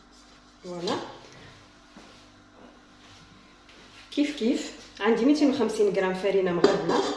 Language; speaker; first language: Arabic; native; Arabic